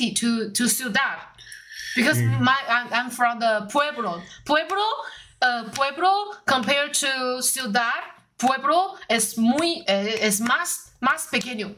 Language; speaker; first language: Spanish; non-native, learner; Chinese